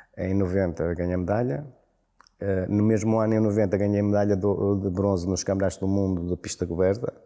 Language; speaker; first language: Portuguese; native; Portuguese